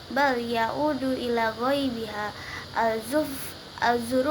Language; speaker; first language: Arabic; non-native, learner; Indonesian